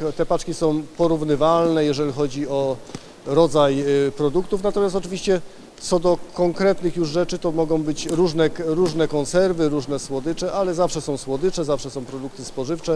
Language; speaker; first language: Polish; native; Polish